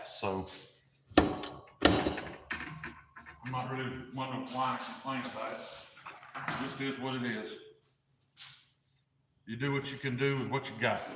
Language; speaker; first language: English; native; English